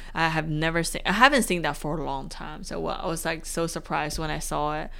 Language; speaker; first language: English; non-native, fluent; Chinese